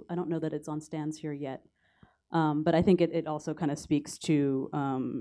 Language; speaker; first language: English; native; English